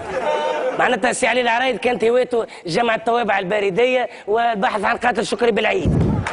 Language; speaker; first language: Arabic; native; Arabic